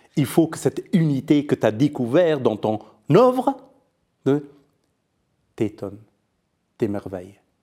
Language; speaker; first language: French; non-native, fluent; Persian